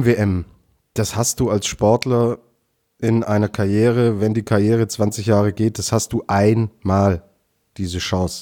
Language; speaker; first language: German; native; German